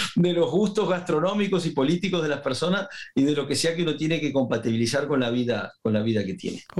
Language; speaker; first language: Spanish; native; Spanish